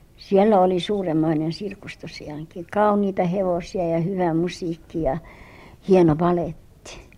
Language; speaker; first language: Finnish; early bilingual, heritage; Finnish